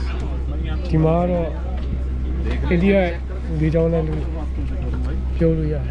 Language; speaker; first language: English; non-native, learner; Burmese